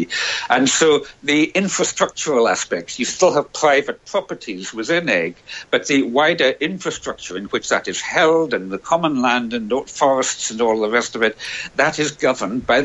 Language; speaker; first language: English; native; English